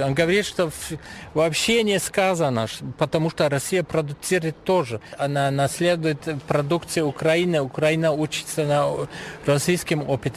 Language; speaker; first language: Russian; non-native, fluent; German